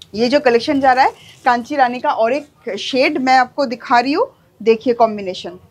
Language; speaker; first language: Hindi; non-native, local second language; Bangla